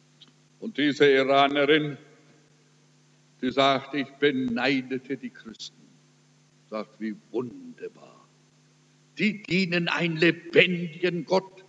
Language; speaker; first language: German; early bilingual, heritage; German